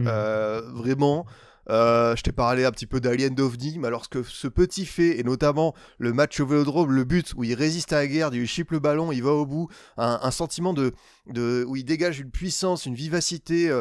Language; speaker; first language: French; native; French